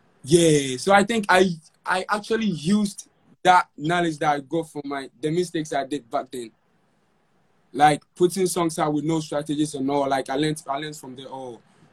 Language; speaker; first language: English; non-native, local second language; Akan